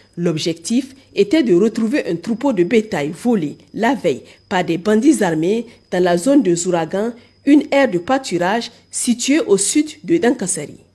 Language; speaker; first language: French; non-native, local second language; Hausa